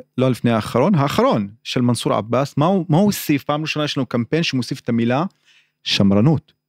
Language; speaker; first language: Hebrew; non-native, local second language; Arabic